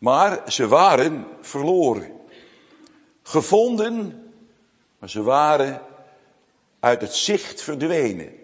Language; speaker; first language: Dutch; native; Dutch